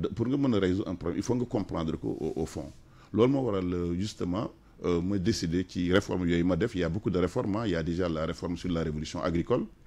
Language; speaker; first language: French; non-native, local second language; Wolof